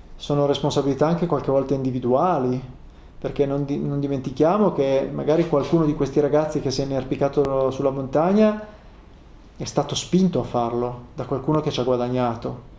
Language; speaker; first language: Italian; native; Italian